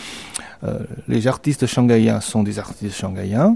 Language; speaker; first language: French; non-native, fluent; Chinese